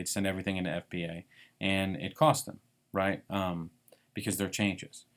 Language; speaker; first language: English; native; English